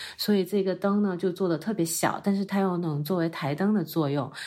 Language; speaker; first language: Chinese; non-native, local second language; Cantonese